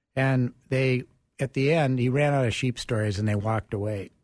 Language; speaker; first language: English; early bilingual, other home language; German